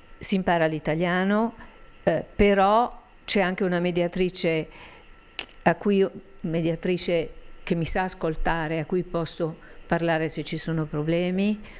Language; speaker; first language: Italian; native; Italian